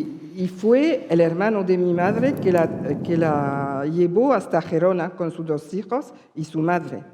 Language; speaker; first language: Spanish; early bilingual, heritage; Spanish